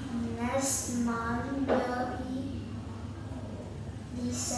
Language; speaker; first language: English; non-native, learner; Vietnamese